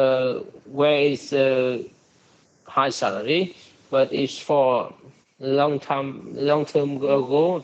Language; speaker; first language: English; non-native, learner; Vietnamese